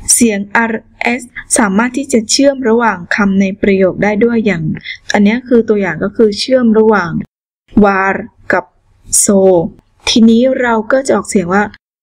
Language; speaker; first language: Thai; native; Thai